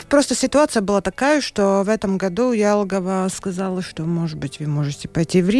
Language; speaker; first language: Russian; non-native, local second language; Latvian